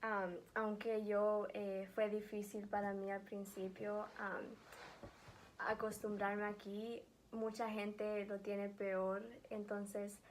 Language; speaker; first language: Spanish; early bilingual, heritage; Spanish